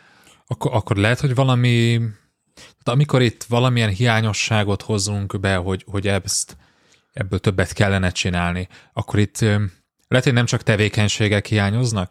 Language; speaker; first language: Hungarian; native; Hungarian